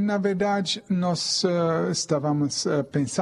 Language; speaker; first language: Portuguese; non-native, fluent; German